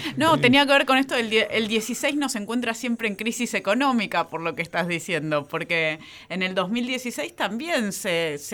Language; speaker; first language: Spanish; native; Spanish